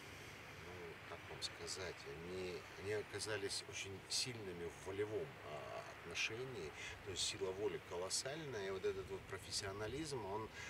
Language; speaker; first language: Russian; native; Russian